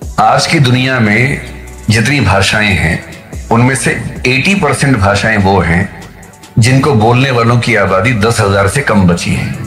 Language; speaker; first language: Hindi; native; Hindi